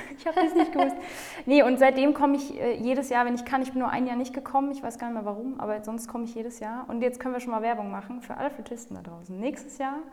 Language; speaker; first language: German; native; German